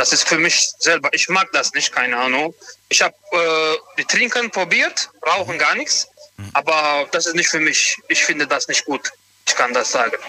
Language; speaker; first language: German; non-native, learner; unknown